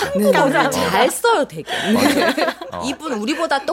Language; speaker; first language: Korean; native; Korean